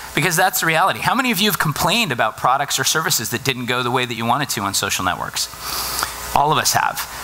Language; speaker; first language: English; native; English